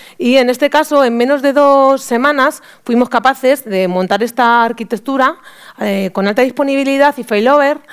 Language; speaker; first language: Spanish; native; Spanish